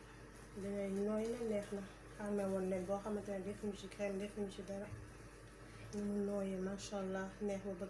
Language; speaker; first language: French; non-native, local second language; Wolof